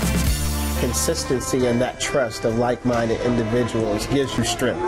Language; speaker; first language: English; native; English